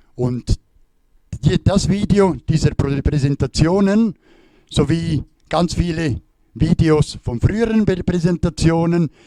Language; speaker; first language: German; native; German